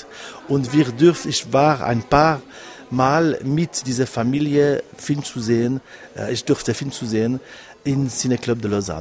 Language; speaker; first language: German; non-native, local second language; French